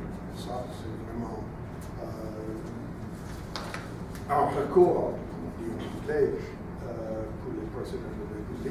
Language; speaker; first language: French; non-native, fluent; English